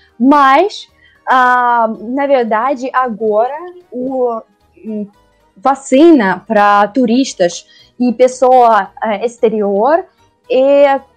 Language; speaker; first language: Portuguese; non-native, learner; Russian